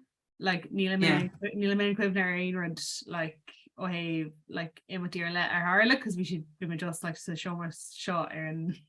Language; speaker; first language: Irish; non-native, local second language; English